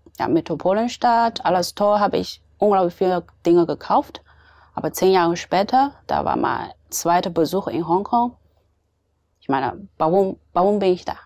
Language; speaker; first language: German; non-native, fluent; Chinese